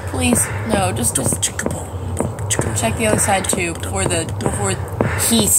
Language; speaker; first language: English; native; English